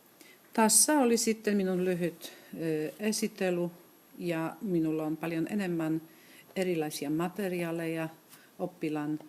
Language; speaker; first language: Finnish; non-native, fluent; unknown